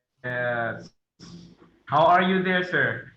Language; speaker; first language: English; non-native, fluent; Thai